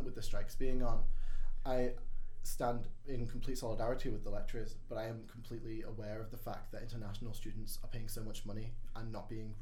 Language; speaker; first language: English; native; English